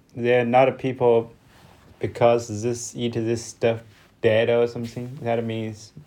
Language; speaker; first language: English; non-native, learner; Chinese